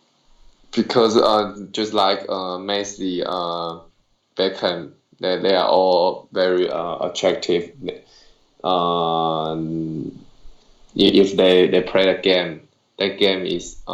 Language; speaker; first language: English; non-native, learner; Chinese